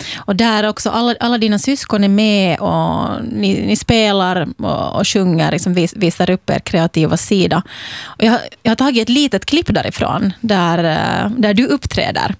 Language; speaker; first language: Swedish; native; Swedish